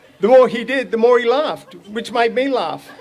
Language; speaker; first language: English; native; English